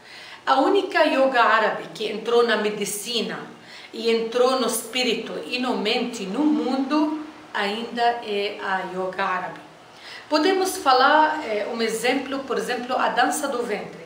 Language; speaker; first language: Portuguese; non-native, fluent; Arabic